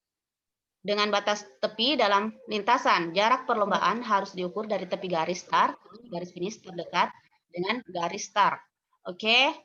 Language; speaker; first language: Indonesian; non-native, local second language; Buginese